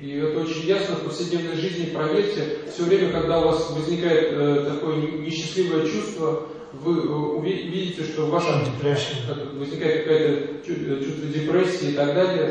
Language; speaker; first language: Russian; native; Russian